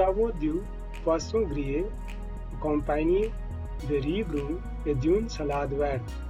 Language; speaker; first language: French; non-native, learner; Hindi